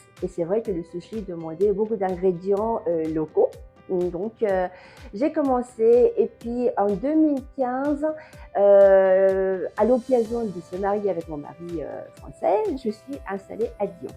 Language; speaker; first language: French; non-native, fluent; Japanese